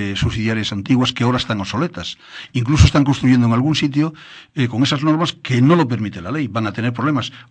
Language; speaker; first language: Spanish; non-native, local second language; Galician